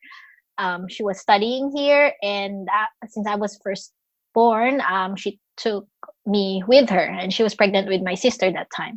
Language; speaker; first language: English; non-native, local second language; Filipino